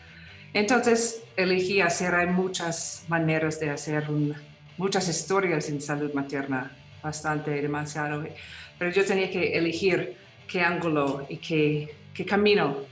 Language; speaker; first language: Spanish; non-native, fluent; English